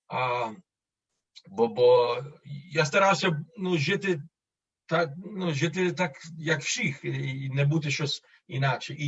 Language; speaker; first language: Ukrainian; early bilingual, other home language; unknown